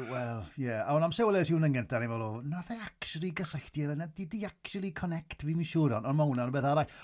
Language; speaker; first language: Welsh; native; Welsh